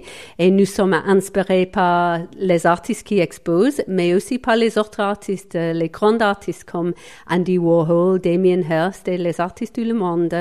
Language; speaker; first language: French; non-native, fluent; English